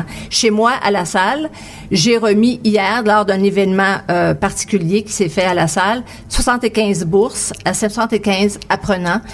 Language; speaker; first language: French; native; French